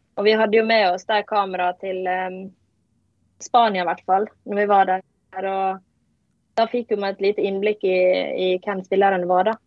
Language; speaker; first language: Norwegian; native; Norwegian